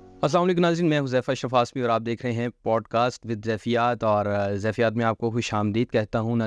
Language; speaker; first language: Urdu; native; Urdu